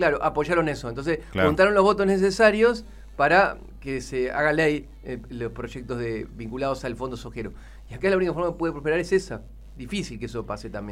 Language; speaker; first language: Spanish; native; Spanish